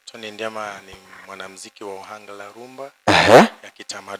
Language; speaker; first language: Swahili; non-native, local second language; Luo (Kenya and Tanzania)